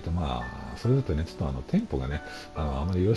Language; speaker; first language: Japanese; native; Japanese